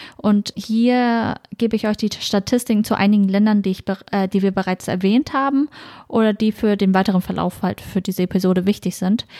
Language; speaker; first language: German; native; German